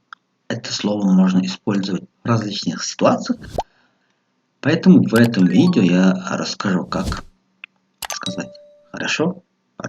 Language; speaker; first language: Russian; non-native, local second language; Tajik